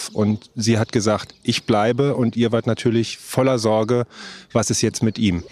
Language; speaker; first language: German; native; German